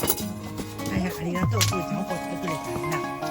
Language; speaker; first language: Japanese; native; Japanese